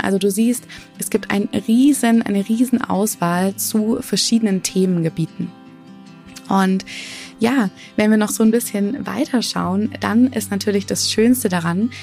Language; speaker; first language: German; native; German